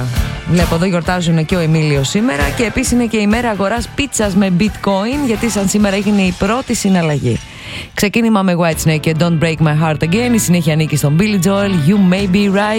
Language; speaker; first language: Greek; native; Greek